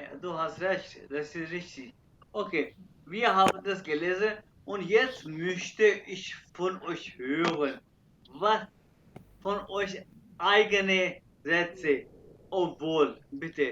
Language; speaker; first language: German; non-native, fluent; Urdu